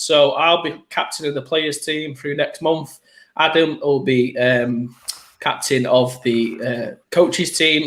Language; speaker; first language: English; native; English